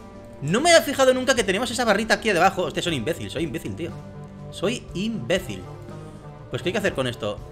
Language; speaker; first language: Spanish; native; Spanish